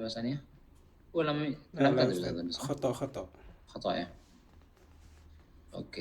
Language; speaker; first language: Arabic; non-native, fluent; Indonesian